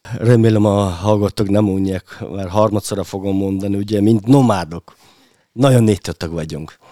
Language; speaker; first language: Hungarian; non-native, fluent; Mongolian